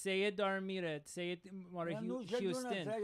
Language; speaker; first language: Persian; early bilingual, heritage; Persian